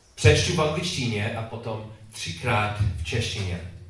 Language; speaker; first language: Czech; non-native, learner; English